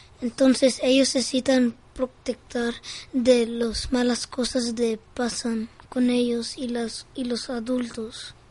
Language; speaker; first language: Spanish; early bilingual, heritage; Spanish